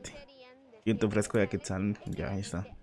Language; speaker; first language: Spanish; native; Spanish